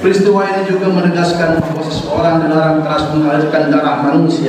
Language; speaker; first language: Indonesian; native; Indonesian